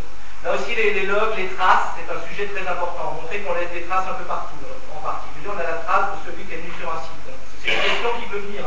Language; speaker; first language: French; native; French